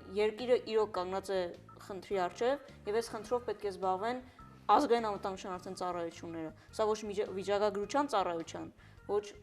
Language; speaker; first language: Armenian; early bilingual, heritage; Armenian